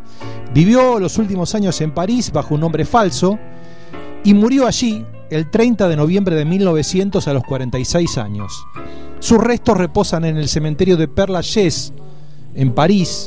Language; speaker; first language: Spanish; native; Spanish